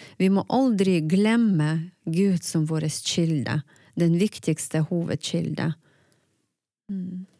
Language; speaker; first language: Norwegian; non-native, fluent; Ukrainian